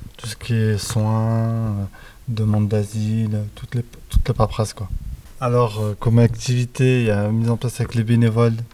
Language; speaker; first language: French; native; French